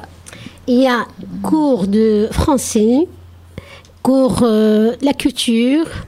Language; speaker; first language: French; non-native, learner; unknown